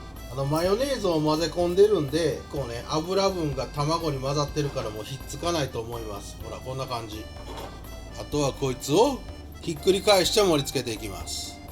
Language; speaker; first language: Japanese; native; Japanese